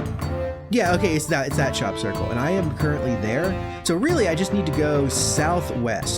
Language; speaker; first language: English; native; English